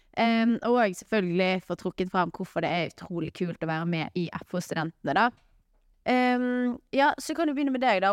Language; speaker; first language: Norwegian; native; Norwegian